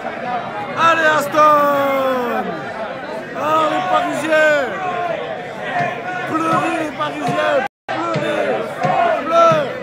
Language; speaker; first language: French; native; French